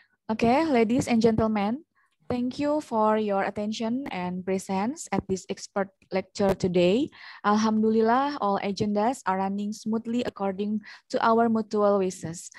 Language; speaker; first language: English; non-native, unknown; Indonesian